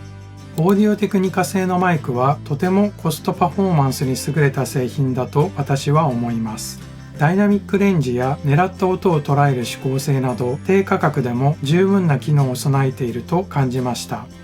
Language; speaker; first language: Japanese; native; Japanese